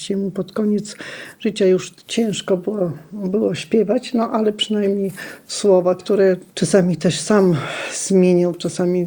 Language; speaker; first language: Polish; non-native, local second language; Lithuanian